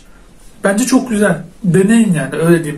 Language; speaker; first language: Turkish; native; Turkish